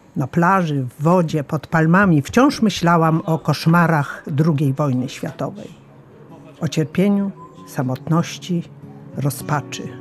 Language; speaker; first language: Polish; native; Polish